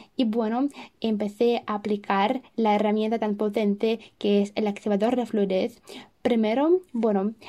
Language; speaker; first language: Spanish; non-native, fluent; Russian